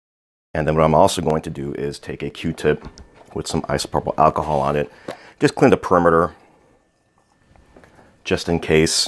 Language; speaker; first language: English; native; English